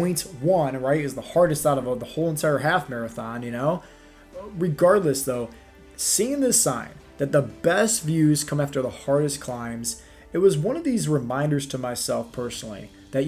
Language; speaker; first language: English; native; English